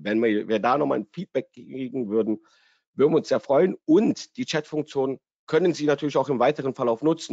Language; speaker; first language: German; native; German